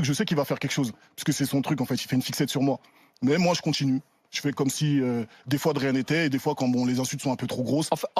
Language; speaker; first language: French; native; French